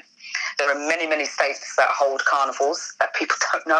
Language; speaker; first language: English; native; English